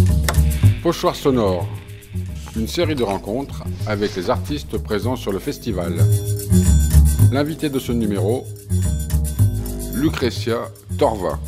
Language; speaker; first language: French; native; French